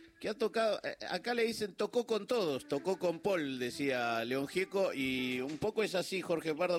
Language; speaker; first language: Spanish; native; Spanish